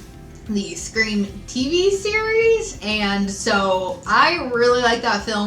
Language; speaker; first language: English; native; English